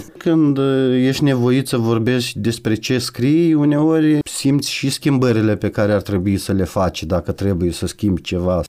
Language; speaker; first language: Romanian; native; Romanian